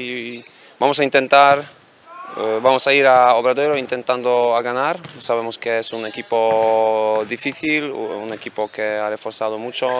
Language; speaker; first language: Spanish; non-native, fluent; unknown